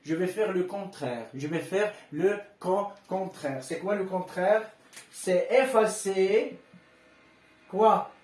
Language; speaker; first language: French; non-native, local second language; Arabic